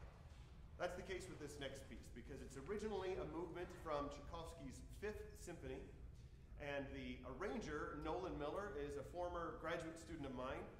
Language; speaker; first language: English; native; English